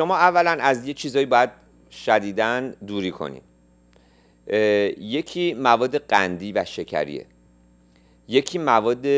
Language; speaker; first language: Persian; native; Persian